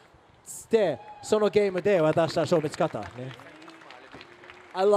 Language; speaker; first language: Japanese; non-native, learner; English